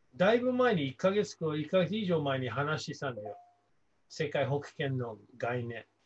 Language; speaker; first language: Japanese; non-native, fluent; English